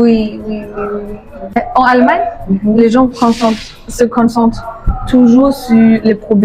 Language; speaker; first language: French; non-native, fluent; German